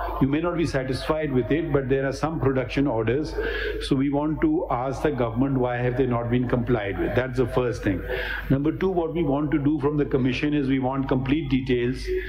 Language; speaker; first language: English; non-native, local second language; Urdu